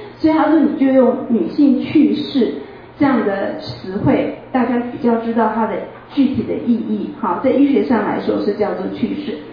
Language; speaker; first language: Chinese; native; Chinese